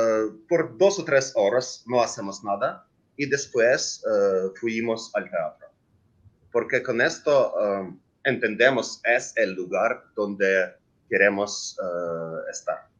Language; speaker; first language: Spanish; non-native, learner; Ukrainian